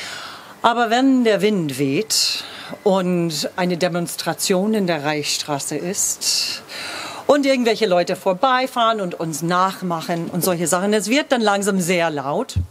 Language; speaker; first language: German; non-native, fluent; English